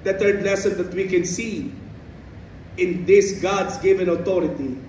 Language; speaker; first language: English; non-native, local second language; Filipino